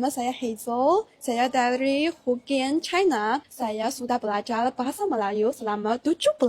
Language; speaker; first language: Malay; non-native, learner; Chinese